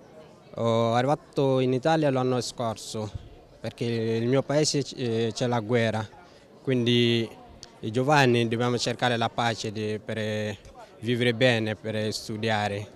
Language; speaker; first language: Italian; non-native, learner; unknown